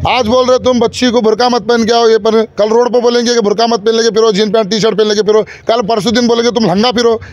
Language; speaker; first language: Hindi; native; Hindi